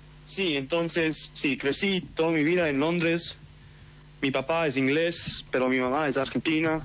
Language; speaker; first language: Spanish; early bilingual, heritage; English